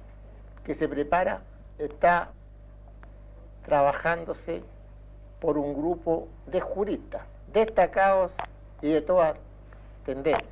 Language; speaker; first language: Spanish; native; Spanish